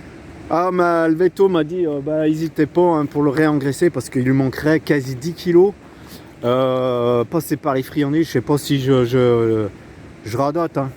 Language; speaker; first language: French; native; French